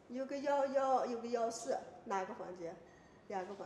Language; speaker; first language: Chinese; native; Chinese